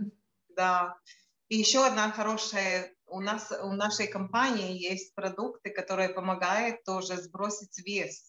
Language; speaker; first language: Russian; non-native, local second language; Latvian